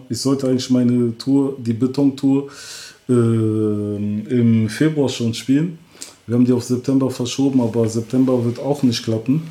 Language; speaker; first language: German; early bilingual, other home language; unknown